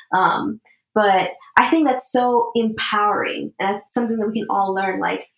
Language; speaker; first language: English; early bilingual, other home language; Spanish